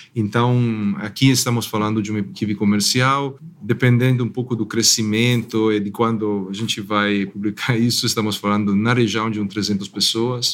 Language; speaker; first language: Portuguese; non-native, fluent; Italian